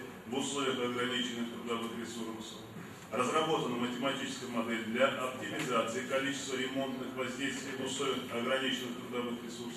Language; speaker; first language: Russian; native; Russian